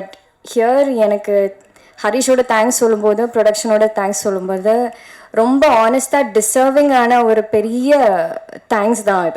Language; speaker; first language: Tamil; non-native, learner; Malayalam